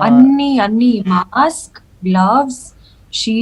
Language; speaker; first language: Telugu; non-native, learner; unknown